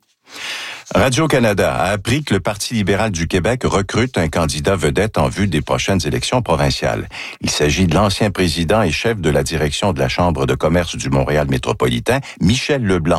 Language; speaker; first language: French; native; French